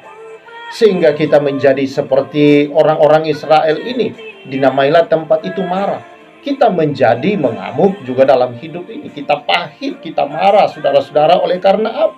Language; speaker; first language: Indonesian; native; Indonesian